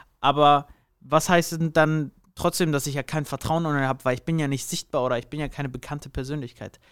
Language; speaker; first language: German; native; German